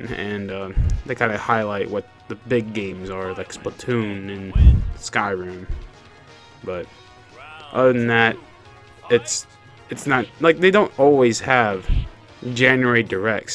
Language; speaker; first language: English; native; English